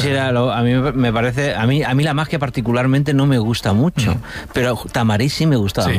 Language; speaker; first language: Spanish; native; Spanish